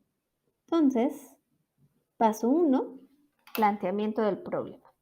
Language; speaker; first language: Spanish; native; Spanish